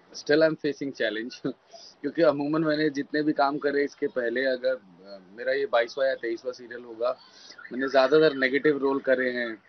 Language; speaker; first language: Hindi; native; Hindi